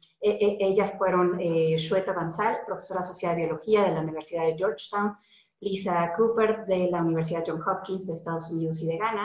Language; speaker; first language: Spanish; native; Spanish